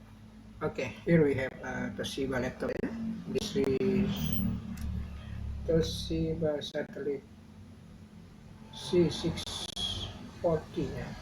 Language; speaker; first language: English; non-native, learner; Indonesian